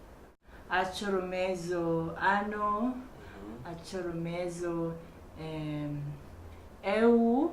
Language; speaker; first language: Igbo; non-native, learner; Filipino